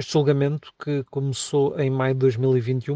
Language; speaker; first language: Portuguese; native; Portuguese